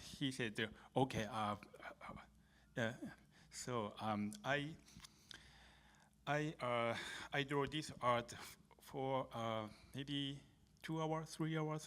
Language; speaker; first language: English; non-native, learner; Japanese